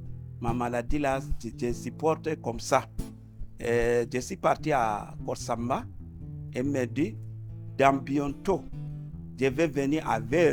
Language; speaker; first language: French; non-native, local second language; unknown